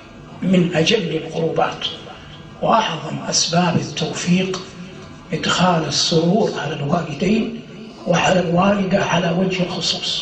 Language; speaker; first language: Arabic; native; Arabic